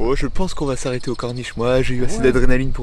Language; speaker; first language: French; native; French